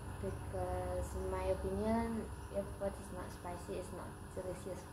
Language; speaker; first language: English; non-native, learner; Indonesian